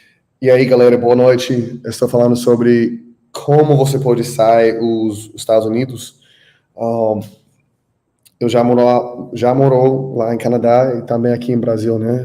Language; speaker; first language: Portuguese; non-native, learner; English